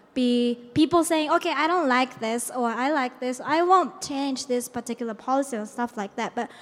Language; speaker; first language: English; non-native, fluent; Japanese